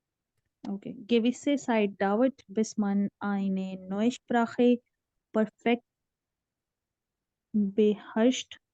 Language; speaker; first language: German; non-native, learner; Urdu